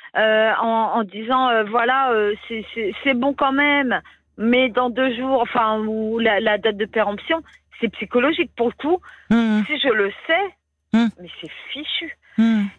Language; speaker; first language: French; native; French